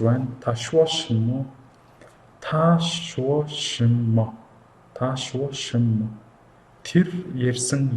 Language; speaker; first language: Chinese; non-native, learner; Mongolian